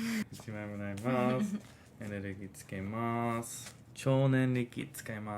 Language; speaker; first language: Japanese; non-native, fluent; English